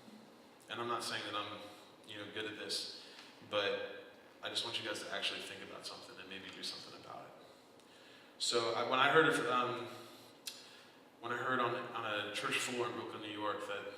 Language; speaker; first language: English; native; English